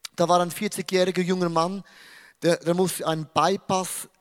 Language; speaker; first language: German; native; German